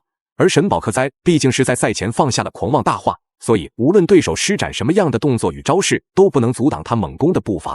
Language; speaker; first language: Chinese; native; Chinese